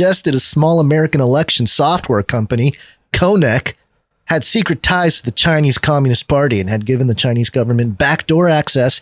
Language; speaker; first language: English; native; English